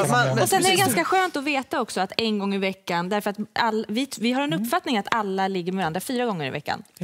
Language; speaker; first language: Swedish; native; Swedish